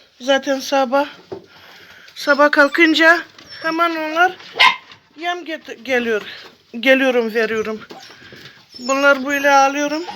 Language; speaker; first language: Turkish; non-native, learner; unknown